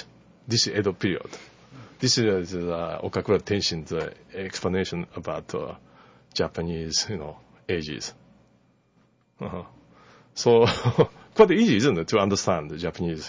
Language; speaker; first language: English; non-native, learner; Japanese